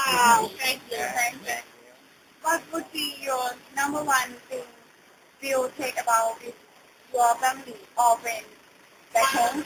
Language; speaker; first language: English; non-native, learner; Thai